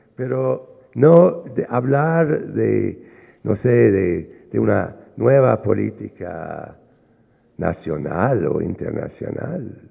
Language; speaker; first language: Spanish; non-native, fluent; English